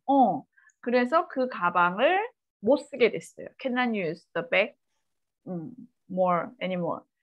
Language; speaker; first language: Korean; native; Korean